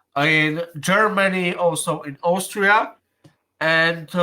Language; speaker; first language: English; non-native, learner; Slovak